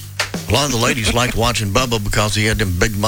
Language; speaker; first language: English; native; English